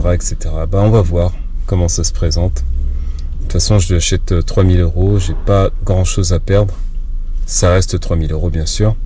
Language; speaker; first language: French; native; French